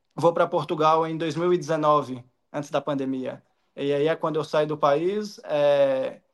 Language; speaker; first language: Portuguese; native; Portuguese